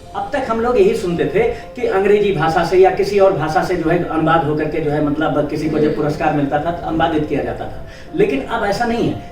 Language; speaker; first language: Hindi; native; Hindi